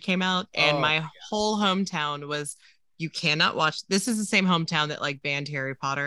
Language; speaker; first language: English; native; English